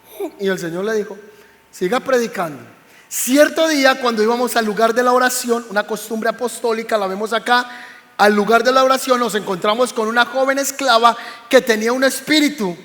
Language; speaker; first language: Spanish; native; Spanish